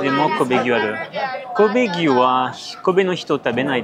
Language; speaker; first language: Japanese; non-native, fluent; French